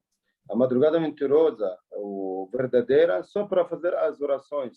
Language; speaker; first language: Portuguese; non-native, learner; Arabic